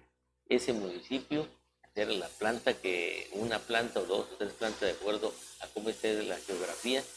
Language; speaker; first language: Spanish; native; Spanish